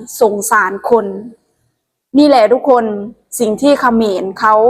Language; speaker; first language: Thai; non-native, local second language; Lao